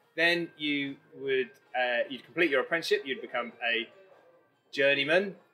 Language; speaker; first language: English; native; English